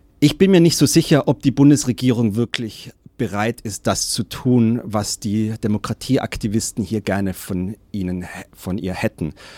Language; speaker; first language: German; native; German